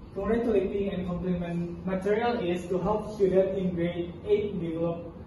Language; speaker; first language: English; non-native, learner; Indonesian